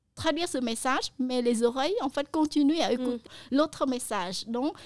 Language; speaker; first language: French; non-native, fluent; Khmer